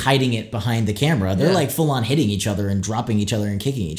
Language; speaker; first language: English; native; English